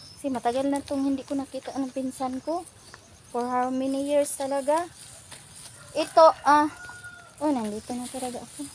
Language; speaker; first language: Filipino; non-native, local second language; Cebuano